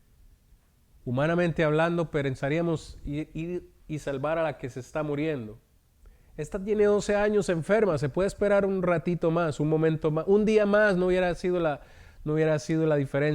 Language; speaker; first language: Spanish; native; Spanish